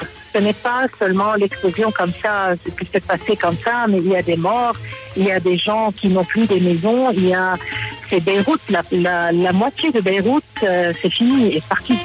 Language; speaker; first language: French; non-native, local second language; Arabic